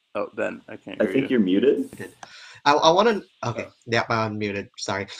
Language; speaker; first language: English; non-native, local second language; Cantonese